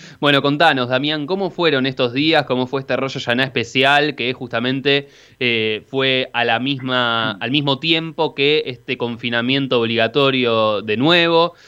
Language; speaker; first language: Spanish; native; Spanish